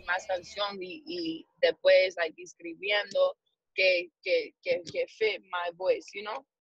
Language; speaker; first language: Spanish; early bilingual, heritage; English